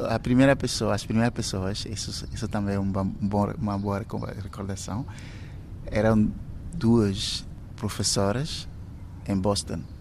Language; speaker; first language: Portuguese; non-native, fluent; Ewe